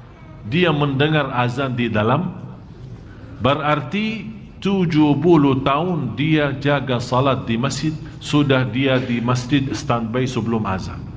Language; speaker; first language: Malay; non-native, fluent; Arabic